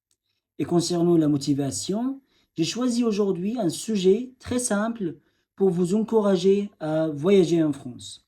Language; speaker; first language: French; non-native, fluent; Arabic